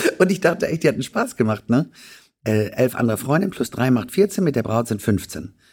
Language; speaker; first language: German; native; German